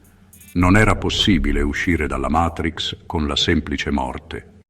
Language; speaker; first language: Italian; native; Italian